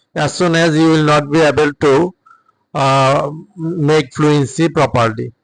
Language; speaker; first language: English; non-native, local second language; Bangla